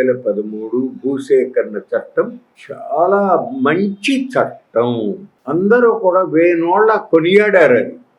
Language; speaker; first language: Telugu; native; Telugu